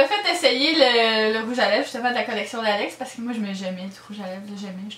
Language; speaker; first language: French; native; French